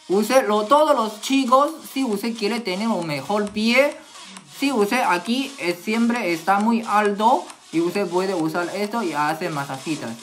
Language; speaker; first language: Spanish; non-native, learner; Chinese